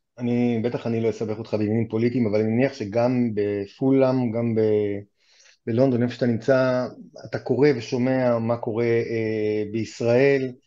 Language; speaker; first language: Hebrew; native; Hebrew